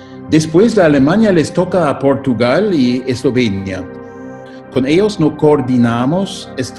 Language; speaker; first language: Spanish; non-native, fluent; German